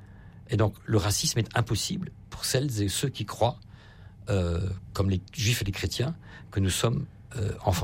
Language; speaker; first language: French; native; French